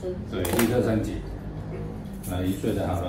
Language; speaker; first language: Chinese; native; Chinese